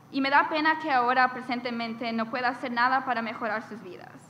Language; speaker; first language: Spanish; early bilingual, heritage; Spanish